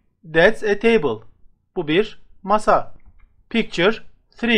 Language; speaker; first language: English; non-native, fluent; Turkish